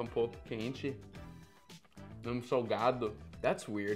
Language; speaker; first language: Portuguese; non-native, fluent; English